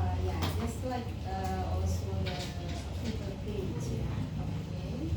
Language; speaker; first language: English; non-native, fluent; Indonesian